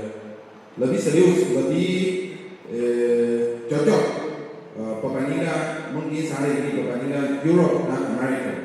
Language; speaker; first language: Indonesian; non-native, learner; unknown